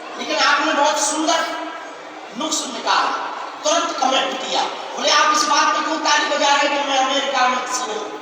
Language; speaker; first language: Hindi; native; Hindi